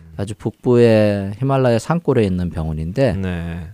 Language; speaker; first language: Korean; native; Korean